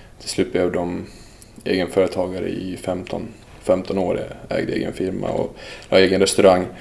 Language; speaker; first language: Swedish; early bilingual, other home language; Serbian